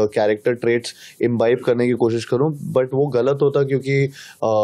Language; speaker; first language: Hindi; native; Hindi